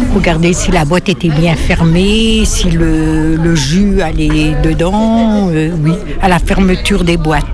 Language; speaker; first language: French; native; French